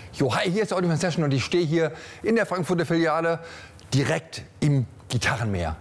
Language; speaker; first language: German; native; German